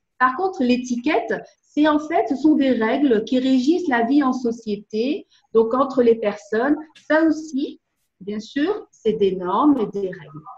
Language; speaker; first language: French; non-native, local second language; Arabic